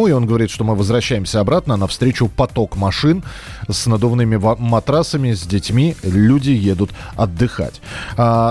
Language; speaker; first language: Russian; native; Russian